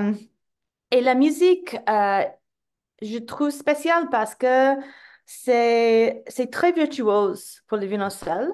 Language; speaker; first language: French; non-native, fluent; English